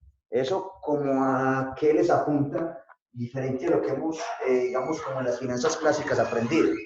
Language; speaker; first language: Spanish; native; Spanish